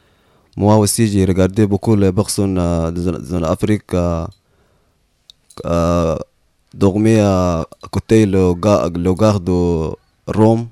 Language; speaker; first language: French; non-native, learner; Arabic